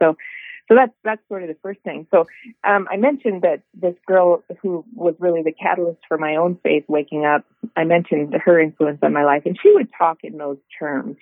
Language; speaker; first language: English; native; English